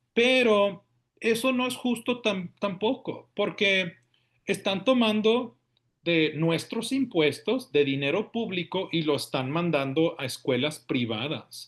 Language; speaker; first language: Spanish; early bilingual, heritage; Spanish